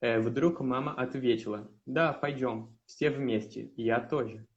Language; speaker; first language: Russian; non-native, learner; Portuguese